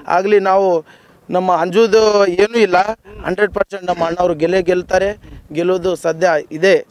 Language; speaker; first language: Kannada; non-native, local second language; Lambadi